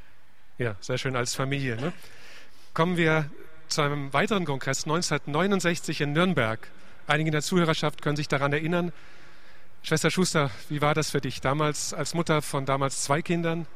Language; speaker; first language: German; native; German